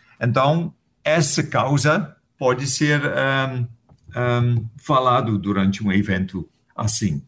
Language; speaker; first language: Portuguese; non-native, fluent; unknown